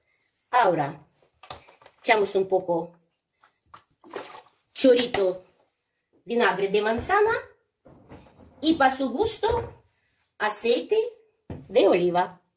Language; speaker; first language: Spanish; non-native, learner; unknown